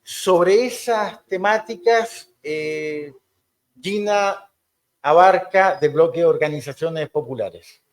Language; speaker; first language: Spanish; native; Spanish